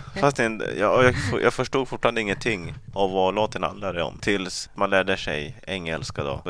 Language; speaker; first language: Swedish; early bilingual, other home language; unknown